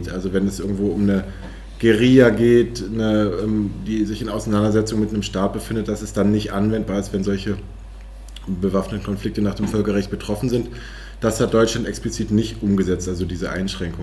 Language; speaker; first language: German; native; German